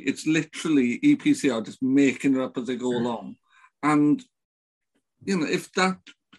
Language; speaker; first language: English; native; English